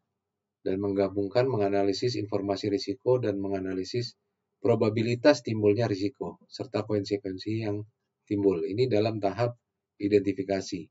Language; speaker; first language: Indonesian; native; Indonesian